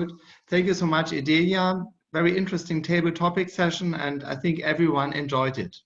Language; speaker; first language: English; non-native, fluent; German